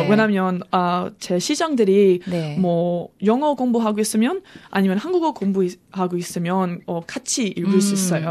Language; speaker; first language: Korean; non-native, learner; English